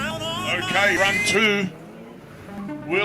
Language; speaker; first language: English; native; English